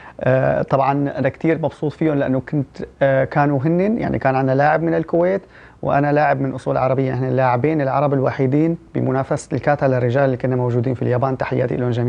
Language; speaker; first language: Arabic; early bilingual, heritage; Arabic